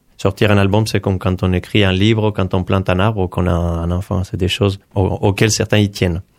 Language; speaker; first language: French; non-native, fluent; Spanish